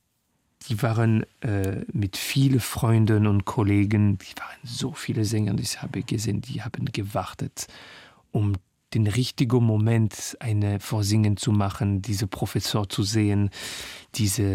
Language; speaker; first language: German; non-native, fluent; French